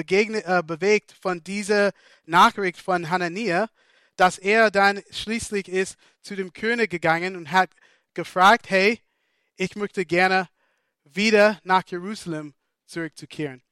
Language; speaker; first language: German; non-native, fluent; English